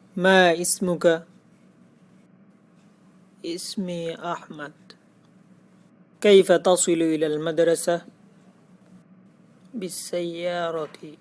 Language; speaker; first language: Arabic; non-native, fluent; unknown